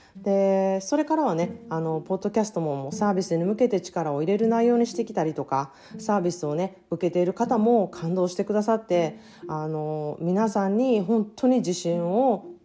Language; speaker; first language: Japanese; early bilingual, heritage; Japanese